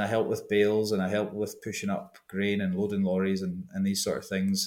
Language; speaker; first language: English; native; English